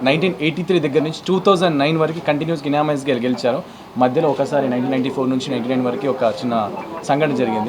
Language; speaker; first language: Telugu; native; Telugu